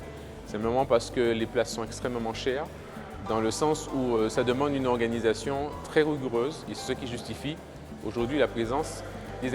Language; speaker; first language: French; native; French